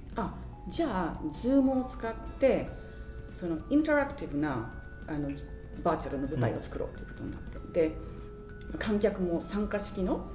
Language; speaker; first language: Japanese; native; Japanese